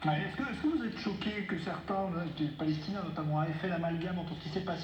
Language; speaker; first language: French; native; French